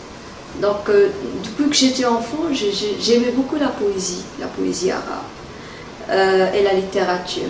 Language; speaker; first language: French; non-native, local second language; Arabic